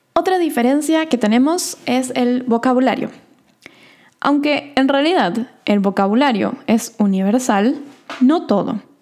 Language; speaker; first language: Spanish; native; Spanish